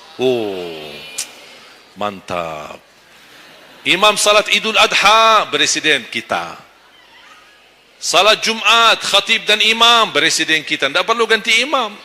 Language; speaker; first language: Malay; non-native, fluent; Arabic